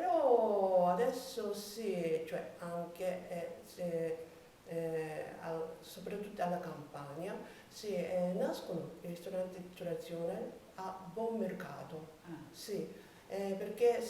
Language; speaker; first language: Italian; non-native, learner; Japanese